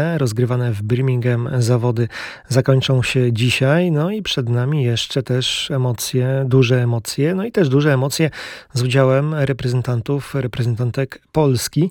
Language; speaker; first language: Polish; native; Polish